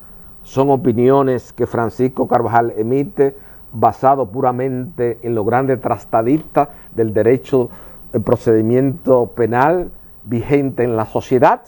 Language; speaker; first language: Spanish; native; Spanish